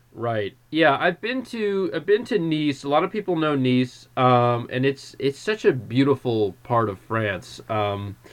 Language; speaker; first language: English; native; English